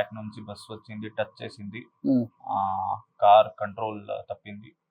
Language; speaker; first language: Telugu; non-native, local second language; Kannada